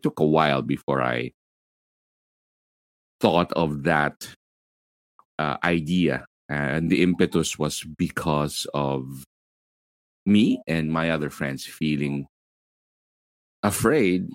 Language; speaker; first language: English; non-native, local second language; Filipino